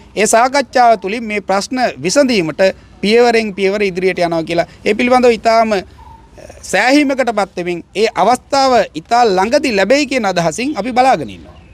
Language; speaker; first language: Sinhala; native; Sinhala